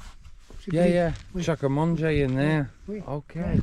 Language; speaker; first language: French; non-native, learner; English